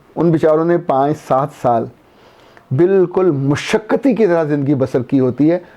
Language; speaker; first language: Urdu; non-native, local second language; Punjabi